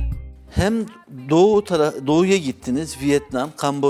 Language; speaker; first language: Turkish; native; Turkish